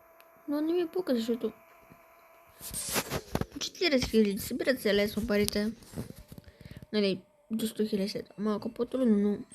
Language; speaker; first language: Bulgarian; native; Bulgarian